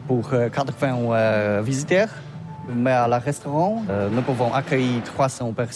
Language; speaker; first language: French; non-native, learner; Polish